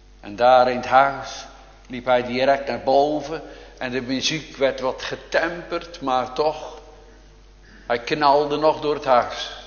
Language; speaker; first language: Dutch; native; Dutch